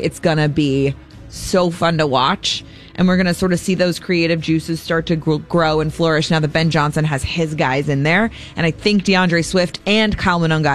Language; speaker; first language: English; native; English